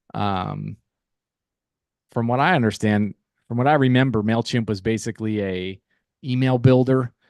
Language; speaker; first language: English; native; English